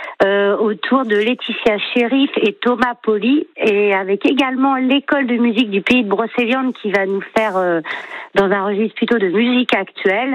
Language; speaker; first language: French; native; French